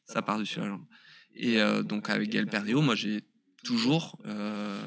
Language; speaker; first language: French; native; French